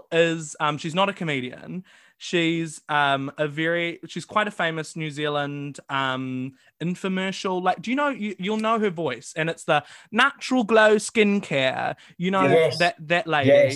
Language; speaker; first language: English; native; English